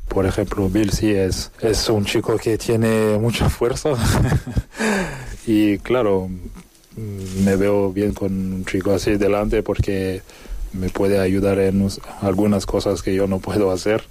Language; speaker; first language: Spanish; non-native, fluent; French